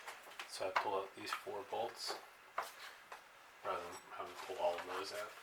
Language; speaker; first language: English; native; English